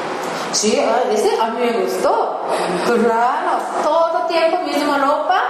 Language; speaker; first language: Spanish; non-native, learner; Japanese